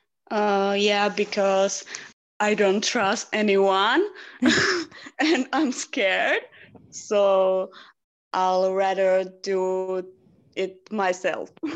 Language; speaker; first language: English; non-native, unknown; Czech